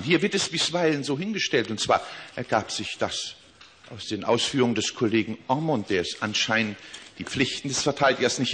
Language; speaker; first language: German; native; German